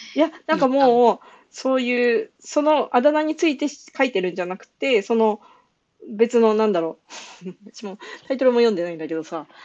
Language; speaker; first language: Japanese; native; Japanese